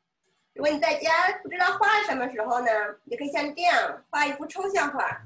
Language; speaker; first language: Chinese; native; Chinese